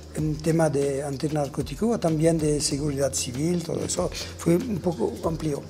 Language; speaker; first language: Spanish; non-native, fluent; French